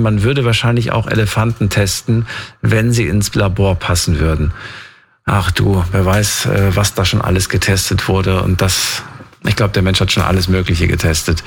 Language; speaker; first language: German; native; German